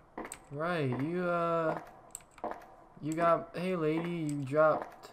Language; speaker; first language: English; native; English